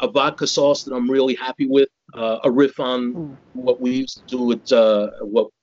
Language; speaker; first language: English; native; English